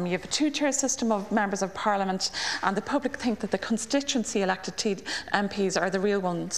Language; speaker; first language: English; native; English